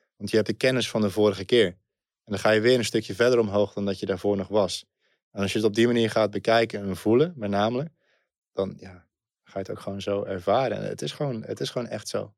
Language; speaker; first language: Dutch; native; Dutch